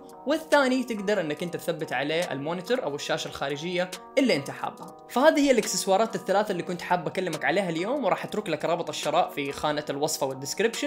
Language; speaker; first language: Arabic; native; Arabic